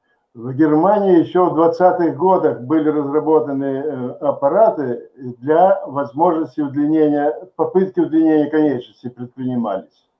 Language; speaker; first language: Russian; native; Russian